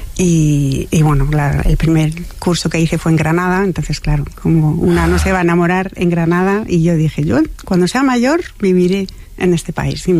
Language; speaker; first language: Spanish; non-native, fluent; French